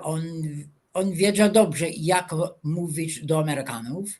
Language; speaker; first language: Polish; non-native, fluent; English